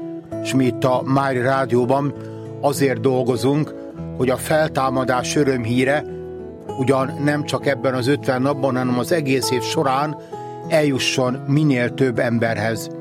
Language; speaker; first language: Hungarian; native; Hungarian